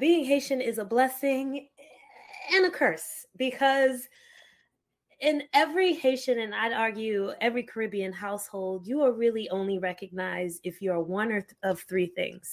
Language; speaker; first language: English; early bilingual, other home language; Haitian Creole